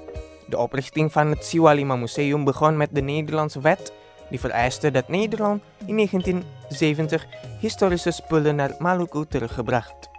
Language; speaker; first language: Dutch; non-native, fluent; Indonesian